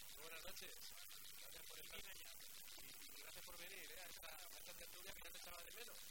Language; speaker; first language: Spanish; native; Spanish